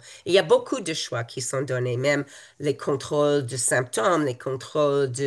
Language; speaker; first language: French; non-native, fluent; English